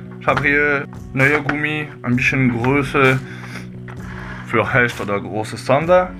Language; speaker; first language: German; non-native, learner; French